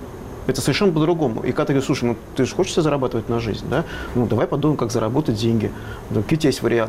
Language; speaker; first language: Russian; native; Russian